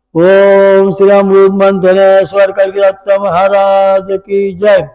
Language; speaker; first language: Hindi; non-native, local second language; Marathi